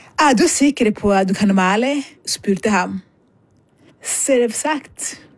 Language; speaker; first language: Norwegian; non-native, fluent; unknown